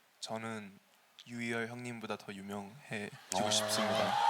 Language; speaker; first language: Korean; early bilingual, heritage; Korean